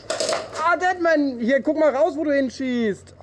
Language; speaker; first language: German; native; German